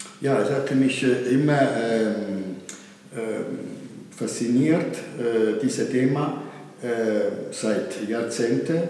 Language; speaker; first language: German; non-native, learner; Italian